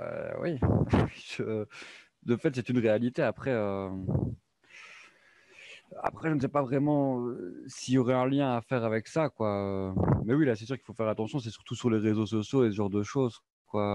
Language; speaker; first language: French; native; French